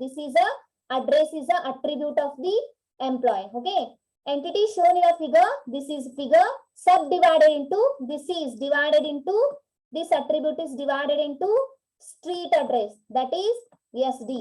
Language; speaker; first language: English; non-native, local second language; Kannada